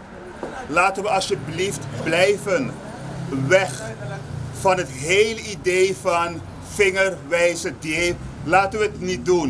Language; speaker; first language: Dutch; native; Dutch